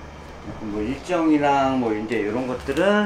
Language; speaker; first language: Korean; native; Korean